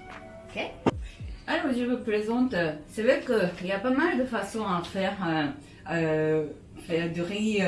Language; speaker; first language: French; non-native, learner; Japanese